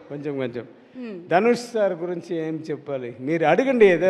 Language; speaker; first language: Telugu; non-native, learner; Tamil